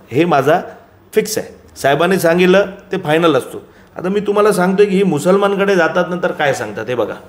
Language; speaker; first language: Marathi; non-native, local second language; Gujarati